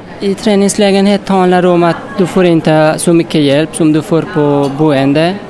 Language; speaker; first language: Swedish; non-native, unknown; Persian